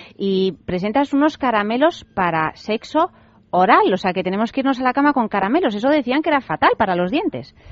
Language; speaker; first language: Spanish; native; Spanish